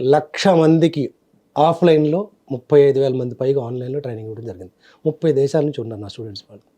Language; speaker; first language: Telugu; native; Telugu